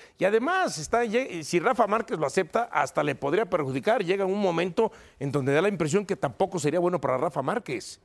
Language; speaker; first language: Spanish; native; Spanish